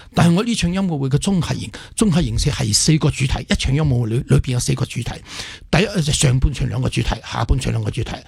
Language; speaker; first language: Cantonese; non-native, fluent; Wu Chinese